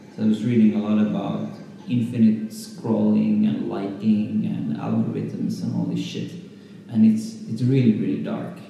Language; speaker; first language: English; non-native, fluent; Finnish